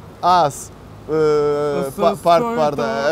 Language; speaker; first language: Turkish; non-native, learner; Portuguese